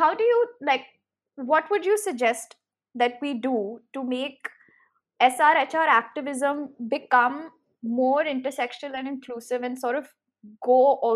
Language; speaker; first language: English; non-native, local second language; Hindi